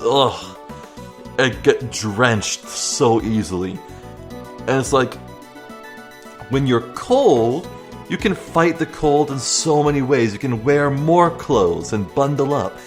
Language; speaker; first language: English; native; English